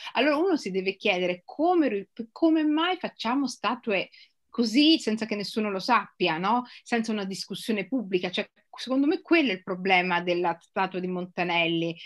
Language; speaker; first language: Italian; native; Italian